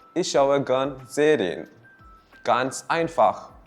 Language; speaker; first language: German; non-native, fluent; Malayalam